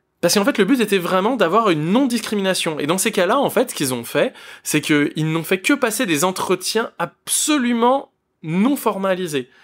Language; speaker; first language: French; native; French